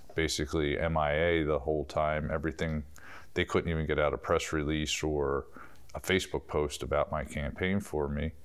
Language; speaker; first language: English; native; English